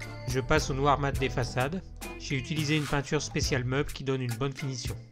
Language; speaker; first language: French; native; French